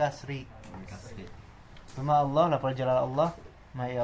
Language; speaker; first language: Arabic; non-native, fluent; Indonesian